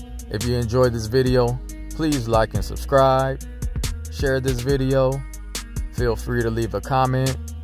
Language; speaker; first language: English; native; English